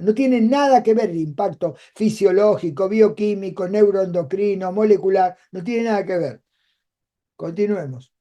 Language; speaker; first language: Spanish; native; Spanish